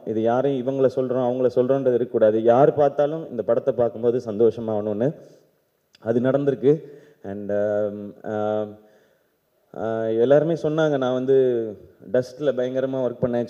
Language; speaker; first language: Tamil; native; Tamil